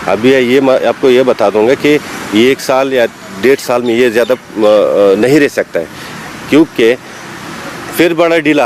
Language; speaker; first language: Hindi; non-native, fluent; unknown